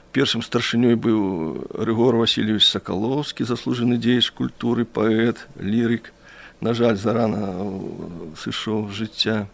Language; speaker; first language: Belarusian; native; Belarusian